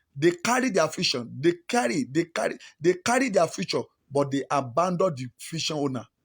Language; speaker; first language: English; non-native, local second language; Yoruba